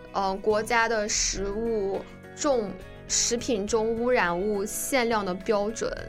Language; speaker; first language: Chinese; native; Chinese